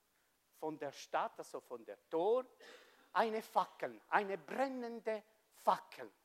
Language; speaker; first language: German; non-native, fluent; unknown